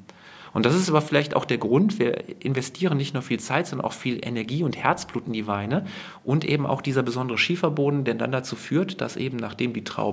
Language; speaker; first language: German; native; German